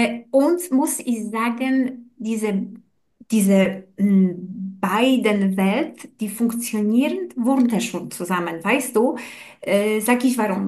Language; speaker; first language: German; non-native, learner; Polish